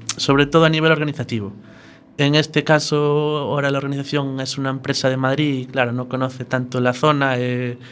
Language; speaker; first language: Spanish; native; Spanish